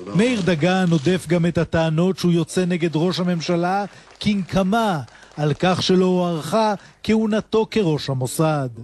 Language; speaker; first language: Hebrew; native; Hebrew